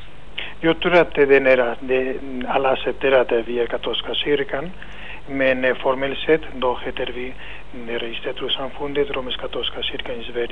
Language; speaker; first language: Swedish; non-native, fluent; Spanish